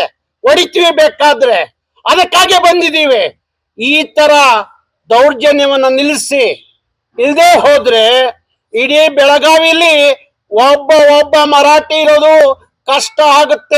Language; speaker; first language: Kannada; native; Kannada